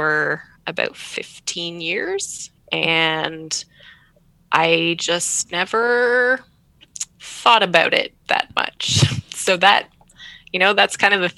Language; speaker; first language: English; native; English